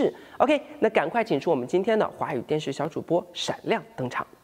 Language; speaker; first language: Chinese; native; Chinese